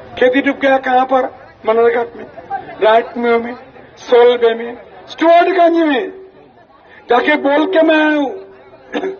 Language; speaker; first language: Hindi; non-native, local second language; Bangla